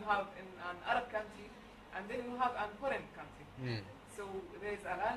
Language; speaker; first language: English; non-native, learner; Arabic